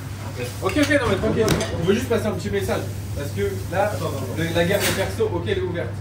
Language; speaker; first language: French; native; French